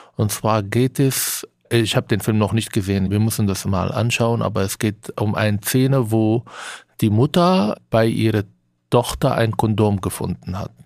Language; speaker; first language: German; non-native, fluent; Arabic